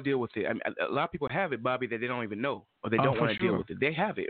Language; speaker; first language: English; native; English